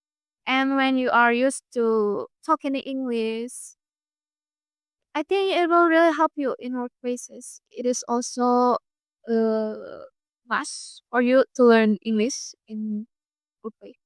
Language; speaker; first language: English; non-native, fluent; Indonesian